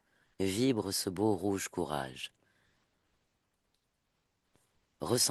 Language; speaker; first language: French; native; French